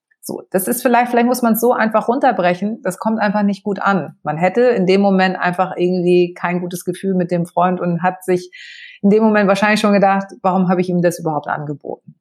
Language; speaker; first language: German; early bilingual, other home language; Greek